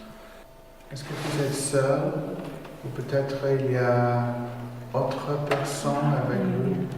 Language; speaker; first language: French; non-native, learner; English